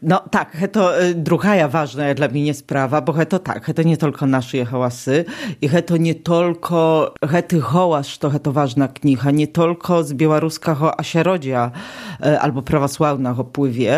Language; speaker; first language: Polish; non-native, local second language; Belarusian